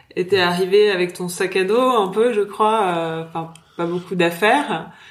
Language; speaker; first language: French; native; French